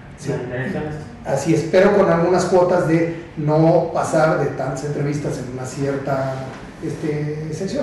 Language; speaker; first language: Spanish; native; Spanish